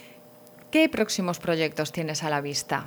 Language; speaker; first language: Spanish; native; Spanish